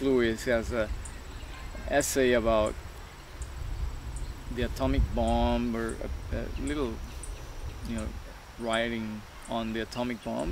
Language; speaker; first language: English; non-native, fluent; Spanish